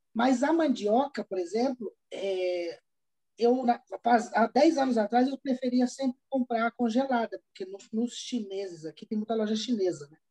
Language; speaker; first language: Portuguese; native; Portuguese